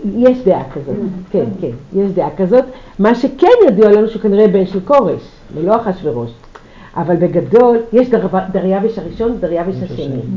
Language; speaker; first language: Hebrew; native; Hebrew